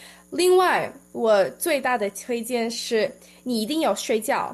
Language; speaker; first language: Chinese; early bilingual, heritage; Chinese